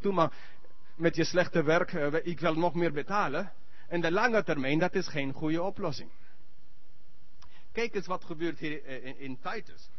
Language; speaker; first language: Dutch; non-native, learner; English